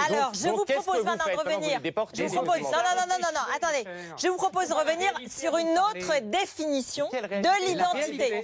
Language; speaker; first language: French; native; French